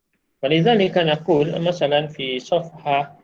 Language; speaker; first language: Arabic; non-native, fluent; Malay